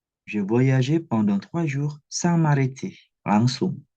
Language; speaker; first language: French; non-native, fluent; Indonesian